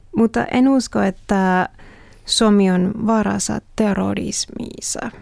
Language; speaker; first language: Finnish; non-native, learner; Spanish